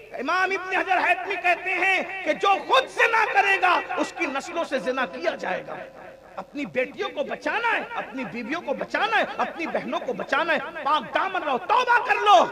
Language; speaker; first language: Urdu; native; Urdu